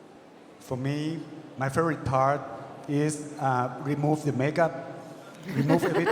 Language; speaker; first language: English; non-native, learner; Thai